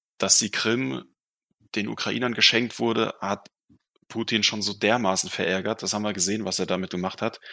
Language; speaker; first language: German; non-native, fluent; Russian